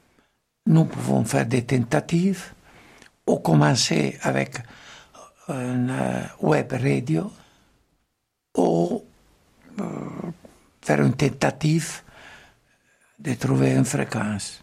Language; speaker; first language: French; non-native, fluent; Italian